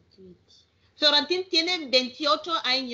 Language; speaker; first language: Spanish; non-native, learner; Malagasy